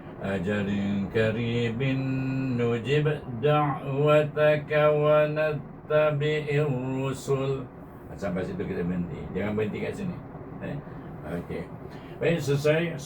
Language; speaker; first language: Malay; native; Malay